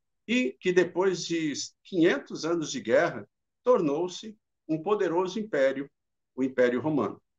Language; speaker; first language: Portuguese; native; Portuguese